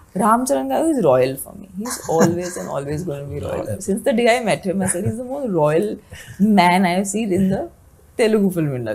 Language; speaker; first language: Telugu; non-native, fluent; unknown